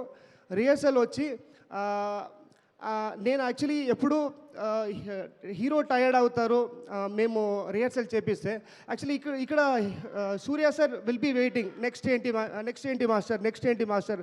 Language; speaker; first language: Telugu; non-native, local second language; Kannada